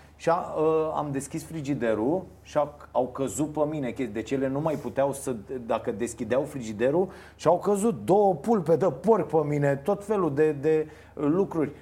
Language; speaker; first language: Romanian; native; Romanian